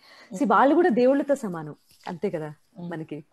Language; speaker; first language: Telugu; native; Telugu